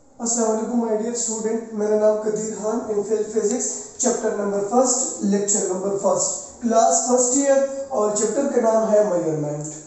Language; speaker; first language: Urdu; non-native, local second language; Pashto